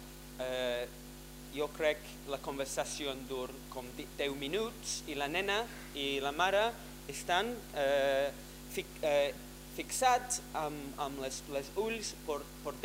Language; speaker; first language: Catalan; non-native, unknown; English